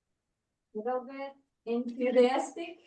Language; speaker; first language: English; non-native, fluent; Uzbek